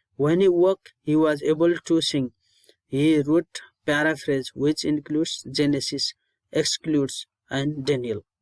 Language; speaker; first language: English; non-native, local second language; Nepali